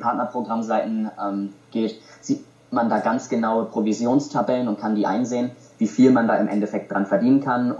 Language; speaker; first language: German; native; German